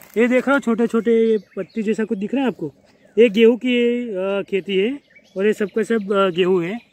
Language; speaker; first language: Hindi; non-native, local second language; Gujarati